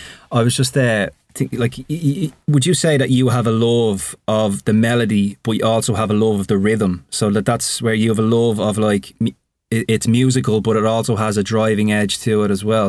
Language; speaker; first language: English; native; English